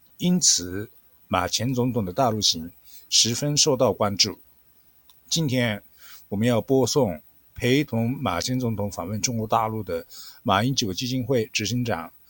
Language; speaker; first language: Chinese; non-native, fluent; Japanese